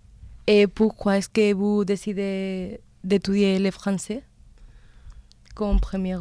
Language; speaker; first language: French; non-native, learner; Spanish